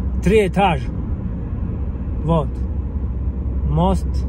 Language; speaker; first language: Russian; non-native, learner; Tajik